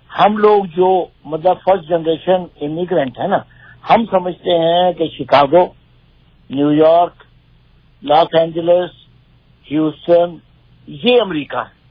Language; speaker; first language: Urdu; native; Urdu